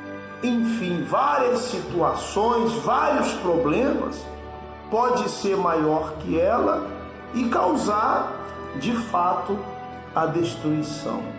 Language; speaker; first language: Portuguese; native; Portuguese